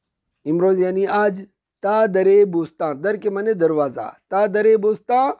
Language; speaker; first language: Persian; non-native, fluent; Urdu